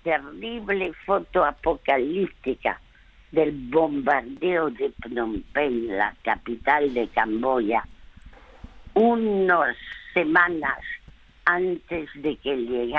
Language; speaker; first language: Spanish; early bilingual, other home language; French